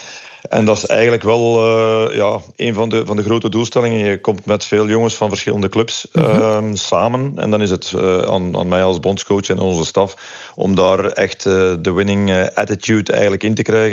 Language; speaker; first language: Dutch; native; Dutch